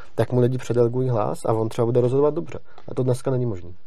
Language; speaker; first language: Czech; native; Czech